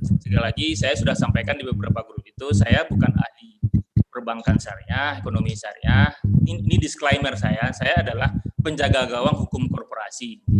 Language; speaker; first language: Indonesian; non-native, local second language; Minangkabau